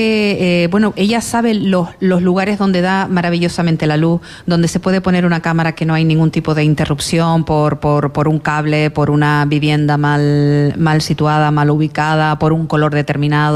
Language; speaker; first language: Spanish; native; Spanish